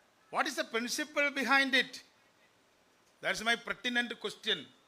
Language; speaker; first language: English; non-native, local second language; Malayalam